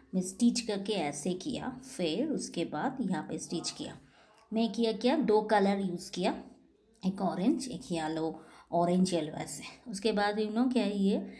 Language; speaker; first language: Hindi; non-native, local second language; Bangla